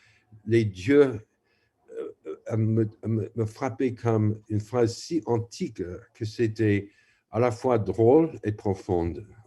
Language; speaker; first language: French; non-native, fluent; English